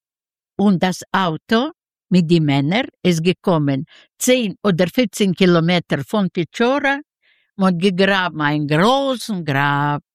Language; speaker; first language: German; non-native, learner; Yiddish